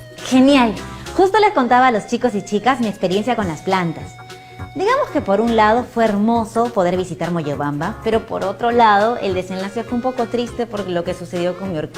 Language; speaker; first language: Spanish; native; Spanish